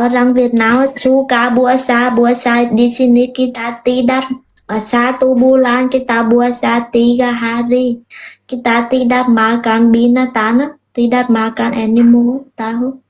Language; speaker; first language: Indonesian; non-native, learner; Vietnamese